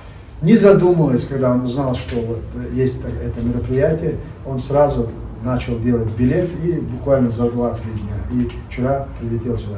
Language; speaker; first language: Russian; non-native, local second language; Chechen